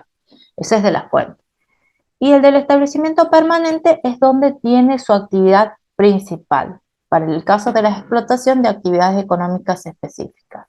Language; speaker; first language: Spanish; native; Spanish